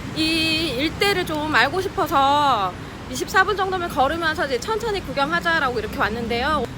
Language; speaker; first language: Korean; native; Korean